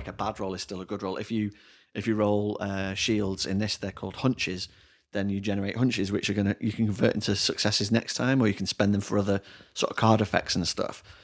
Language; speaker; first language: English; native; English